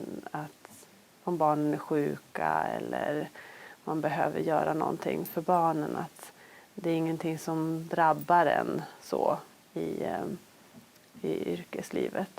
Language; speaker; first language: Swedish; native; Swedish